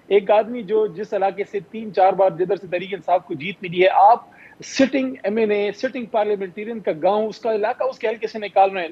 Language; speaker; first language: Urdu; non-native, local second language; Pashto